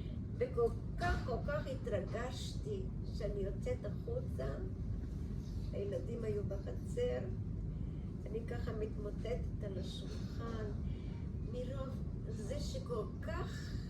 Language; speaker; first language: Hebrew; early bilingual, other home language; Bulgarian